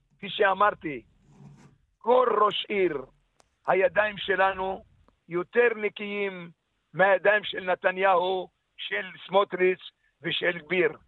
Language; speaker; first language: Hebrew; non-native, local second language; Arabic